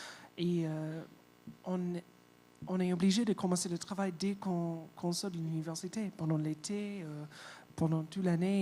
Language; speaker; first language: French; non-native, fluent; English